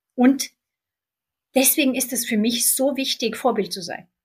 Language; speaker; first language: German; non-native, fluent; Swedish